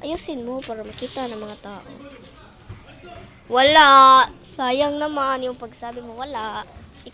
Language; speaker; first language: Filipino; non-native, local second language; Cebuano